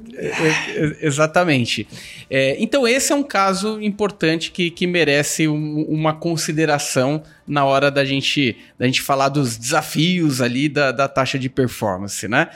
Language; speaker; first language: Portuguese; native; Portuguese